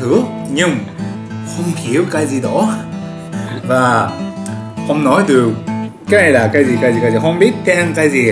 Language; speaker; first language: Vietnamese; non-native, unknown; Japanese